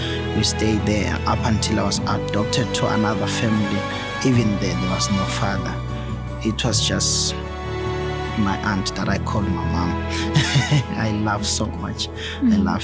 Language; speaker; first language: English; non-native, local second language; Swati